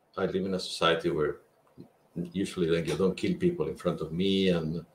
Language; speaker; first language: English; non-native, fluent; Spanish